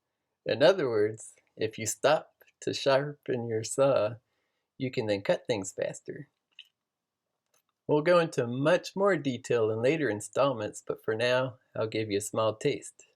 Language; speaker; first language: English; native; English